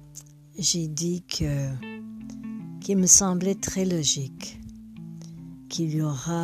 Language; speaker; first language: French; non-native, fluent; English